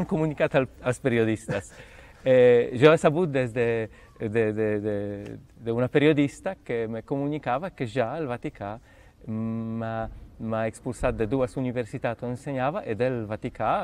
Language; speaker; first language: Catalan; non-native, fluent; Polish